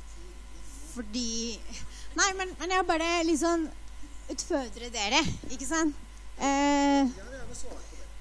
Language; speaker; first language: Norwegian; non-native, fluent; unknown